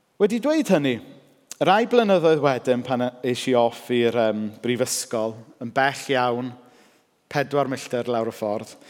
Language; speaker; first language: Welsh; native; Welsh